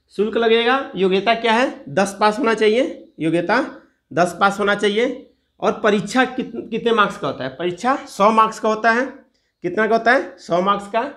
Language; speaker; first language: Hindi; native; Hindi